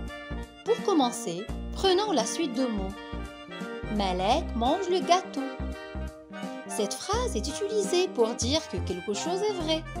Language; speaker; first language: French; non-native, local second language; Arabic